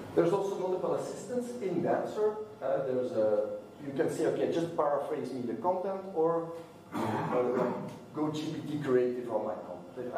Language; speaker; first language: English; non-native, fluent; Dutch